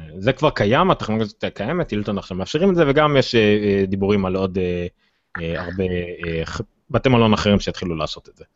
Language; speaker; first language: Hebrew; native; Hebrew